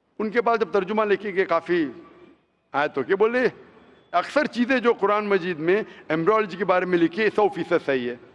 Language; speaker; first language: Hindi; non-native, local second language; Konkani